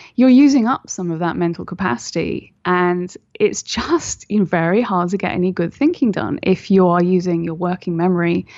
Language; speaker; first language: English; native; English